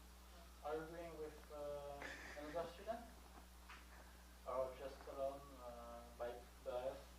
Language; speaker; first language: English; non-native, learner; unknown